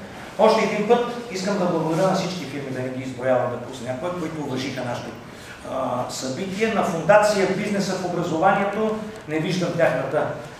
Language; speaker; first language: Bulgarian; native; Bulgarian